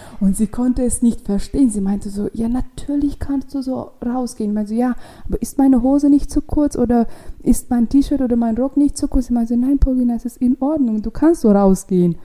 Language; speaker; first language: German; non-native, fluent; Russian